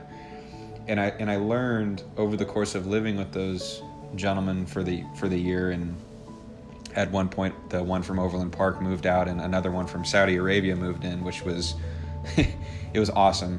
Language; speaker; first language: English; native; English